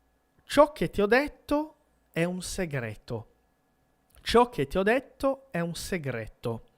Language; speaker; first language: Italian; non-native, fluent; Portuguese